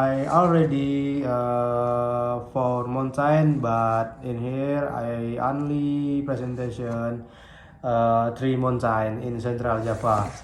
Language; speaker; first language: English; non-native, learner; Indonesian